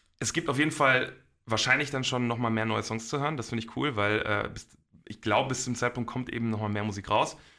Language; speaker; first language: German; early bilingual, other home language; Polish